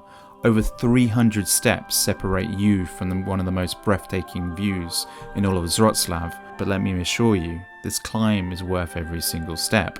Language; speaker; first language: English; native; English